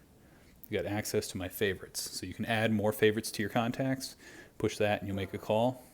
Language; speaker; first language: English; native; English